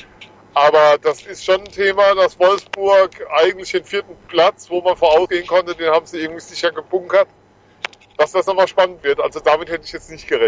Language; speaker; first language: German; native; German